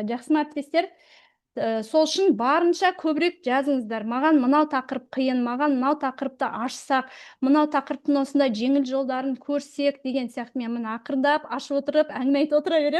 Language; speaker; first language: Kazakh; native; Kazakh